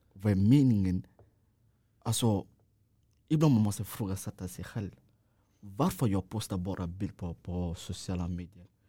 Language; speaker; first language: Swedish; non-native, fluent; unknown